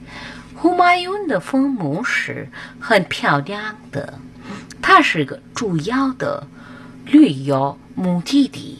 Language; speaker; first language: Chinese; non-native, learner; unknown